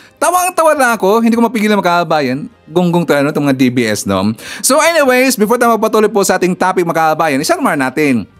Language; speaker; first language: Filipino; non-native, local second language; Cebuano